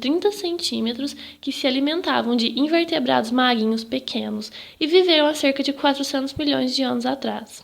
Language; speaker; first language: Portuguese; native; Portuguese